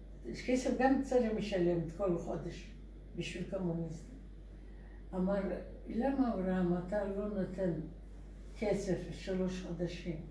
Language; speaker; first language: Hebrew; non-native, learner; Russian